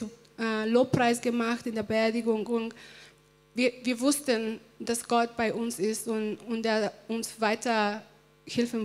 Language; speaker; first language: German; non-native, fluent; Spanish